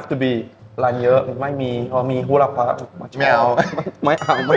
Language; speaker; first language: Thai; non-native, learner; English